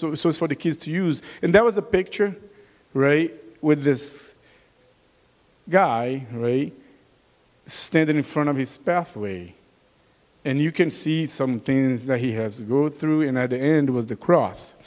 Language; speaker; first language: English; non-native, learner; Portuguese